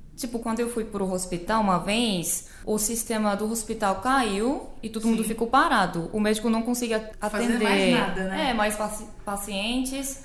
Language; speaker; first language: Portuguese; non-native, fluent; Korean